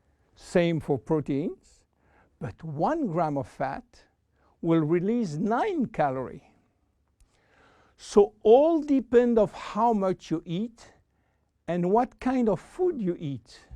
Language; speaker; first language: English; non-native, fluent; French